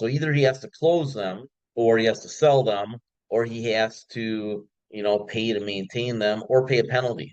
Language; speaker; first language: English; native; English